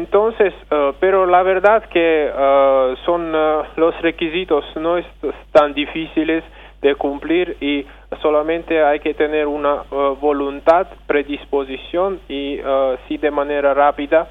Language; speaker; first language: Spanish; non-native, fluent; Russian